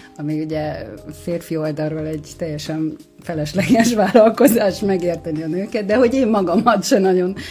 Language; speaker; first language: Hungarian; native; Hungarian